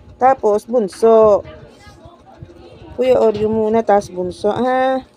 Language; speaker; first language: Filipino; non-native, local second language; Cebuano